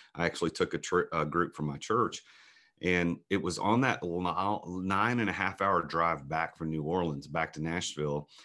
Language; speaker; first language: English; native; English